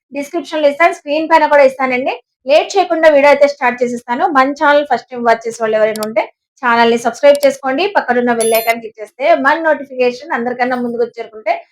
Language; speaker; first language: Telugu; native; Telugu